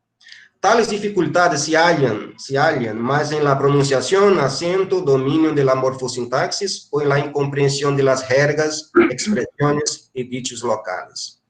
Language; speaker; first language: Spanish; non-native, fluent; Portuguese